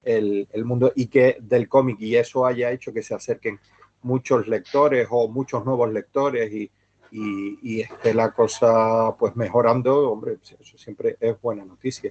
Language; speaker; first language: Spanish; native; Spanish